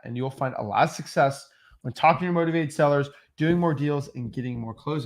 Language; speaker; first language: English; native; English